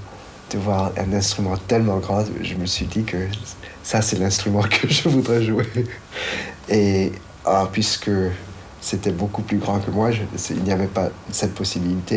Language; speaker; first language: French; non-native, fluent; Chinese